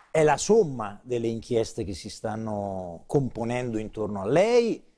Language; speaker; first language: Italian; native; Italian